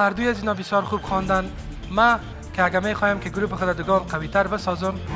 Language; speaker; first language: Persian; native; Persian